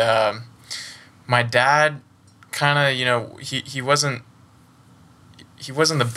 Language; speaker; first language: English; native; English